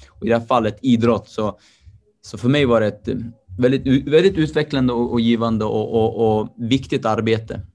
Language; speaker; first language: Swedish; early bilingual, other home language; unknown